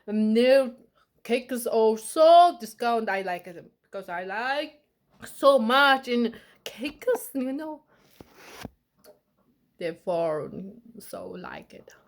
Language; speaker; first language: English; non-native, learner; Mongolian